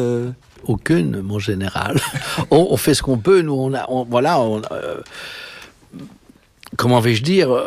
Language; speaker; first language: French; native; French